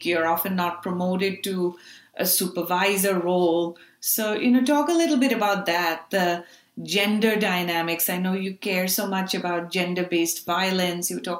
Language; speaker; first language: English; non-native, local second language; Urdu